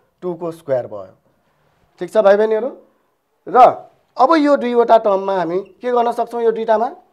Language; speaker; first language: Nepali; non-native, local second language; Newari